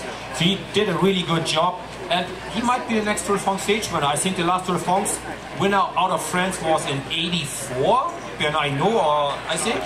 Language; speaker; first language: English; non-native, fluent; German